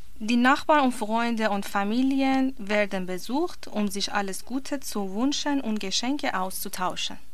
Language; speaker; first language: German; non-native, learner; Persian